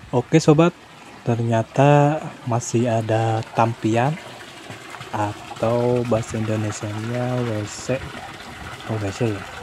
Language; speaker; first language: Malay; non-native, local second language; Sundanese